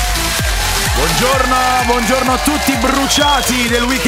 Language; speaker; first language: Italian; native; Italian